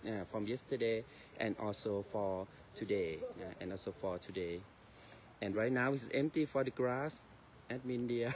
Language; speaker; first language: English; non-native, learner; Thai